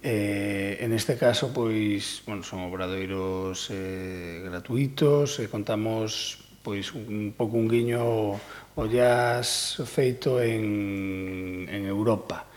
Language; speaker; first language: Galician; native; Galician